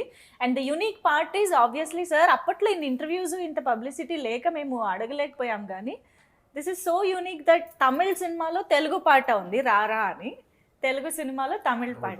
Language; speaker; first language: Telugu; native; Telugu